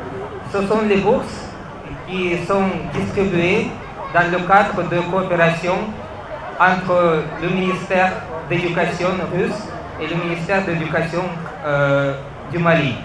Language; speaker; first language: French; non-native, fluent; Russian